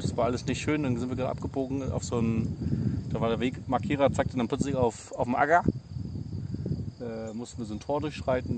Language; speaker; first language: German; native; German